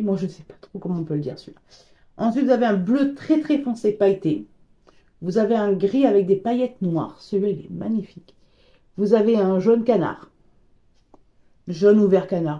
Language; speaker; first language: French; native; French